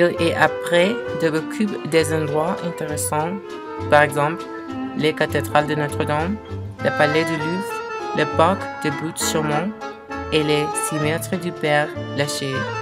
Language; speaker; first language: French; non-native, learner; English